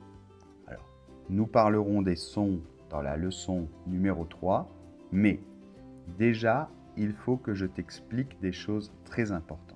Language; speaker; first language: French; native; French